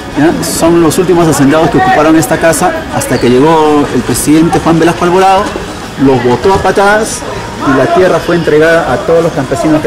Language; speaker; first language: Spanish; native; Spanish